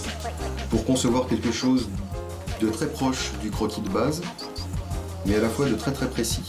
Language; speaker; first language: French; native; French